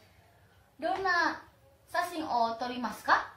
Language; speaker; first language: Japanese; non-native, learner; Indonesian